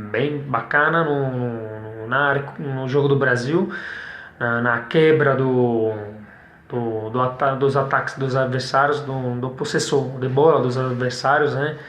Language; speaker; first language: Portuguese; non-native, fluent; Italian